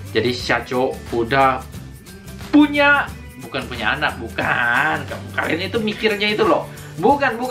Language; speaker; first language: Indonesian; native; Indonesian